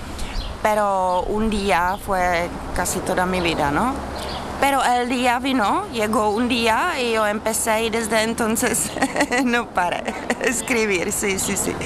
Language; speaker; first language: Spanish; non-native, learner; Czech